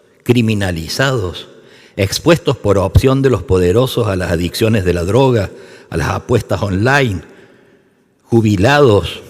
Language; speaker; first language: Spanish; native; Spanish